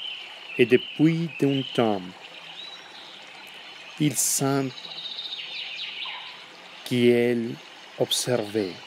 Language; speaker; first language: French; non-native, learner; Spanish